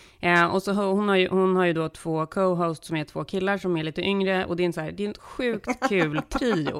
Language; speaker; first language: Swedish; early bilingual, heritage; Swedish